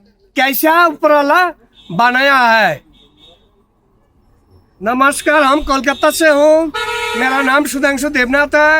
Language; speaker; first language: Hindi; non-native, local second language; Bangla